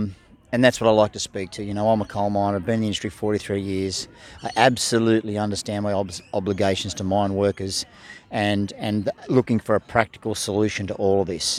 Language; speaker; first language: English; native; English